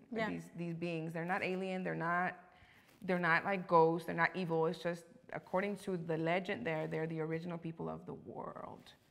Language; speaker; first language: English; early bilingual, other home language; Spanish